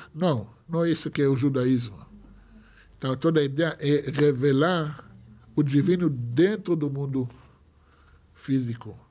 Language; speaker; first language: Portuguese; non-native, fluent; Hebrew